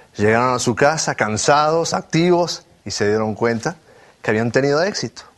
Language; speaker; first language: Spanish; native; Spanish